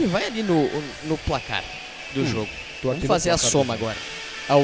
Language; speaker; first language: Portuguese; native; Portuguese